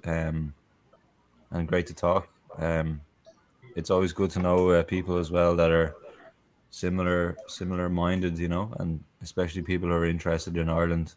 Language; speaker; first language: English; native; English